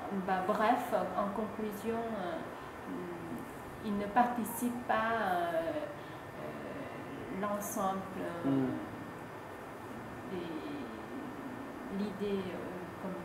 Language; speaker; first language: French; non-native, fluent; Vietnamese